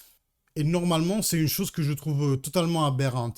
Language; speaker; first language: French; early bilingual, heritage; Italian